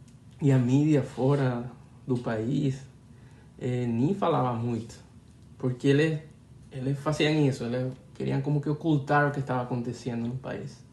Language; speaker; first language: Portuguese; non-native, learner; Spanish